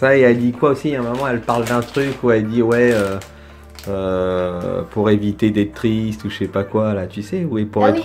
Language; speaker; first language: French; native; French